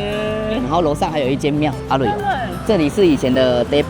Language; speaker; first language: Chinese; native; Chinese